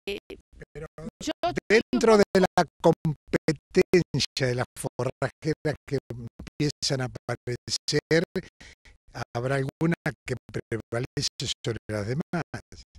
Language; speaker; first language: Spanish; native; Spanish